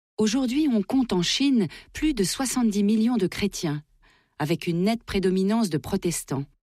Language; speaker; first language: French; native; French